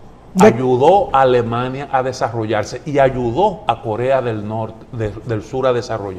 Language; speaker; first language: Spanish; native; Spanish